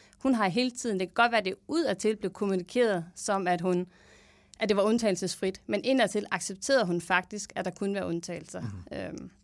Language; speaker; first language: Danish; native; Danish